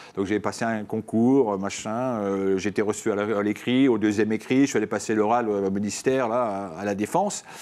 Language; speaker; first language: French; native; French